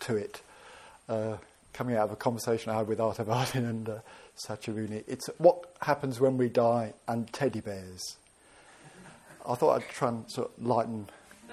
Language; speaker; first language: English; native; English